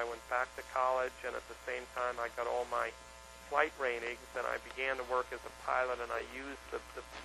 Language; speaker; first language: English; native; English